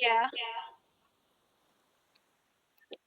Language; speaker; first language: English; non-native, learner; Vietnamese